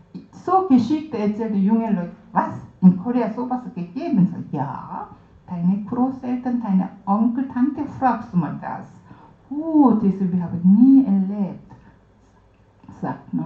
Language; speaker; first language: German; non-native, learner; Korean